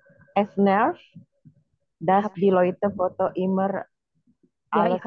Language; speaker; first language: German; non-native, learner; Indonesian